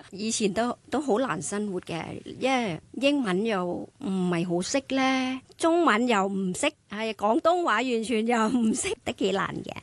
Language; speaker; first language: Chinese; non-native, fluent; Thai